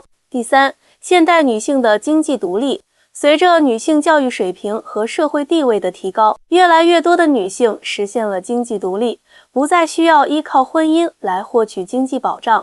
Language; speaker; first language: Chinese; native; Chinese